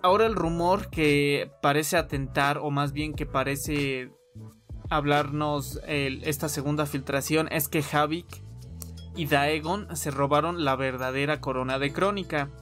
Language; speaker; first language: Spanish; native; Spanish